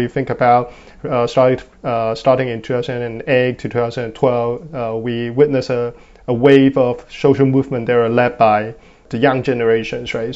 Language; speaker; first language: English; non-native, local second language; Cantonese